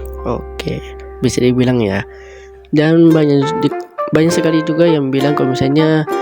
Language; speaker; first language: Indonesian; native; Indonesian